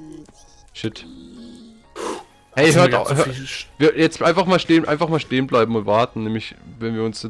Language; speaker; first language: German; native; German